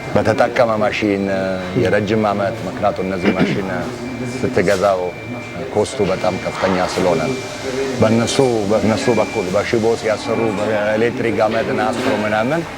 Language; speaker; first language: Amharic; early bilingual, other home language; Italian